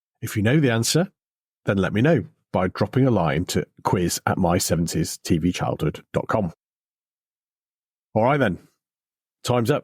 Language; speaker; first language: English; native; English